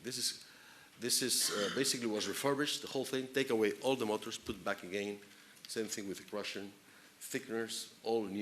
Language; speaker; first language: English; non-native, fluent; Spanish